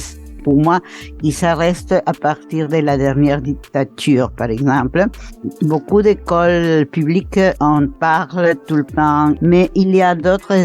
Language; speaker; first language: French; non-native, fluent; Spanish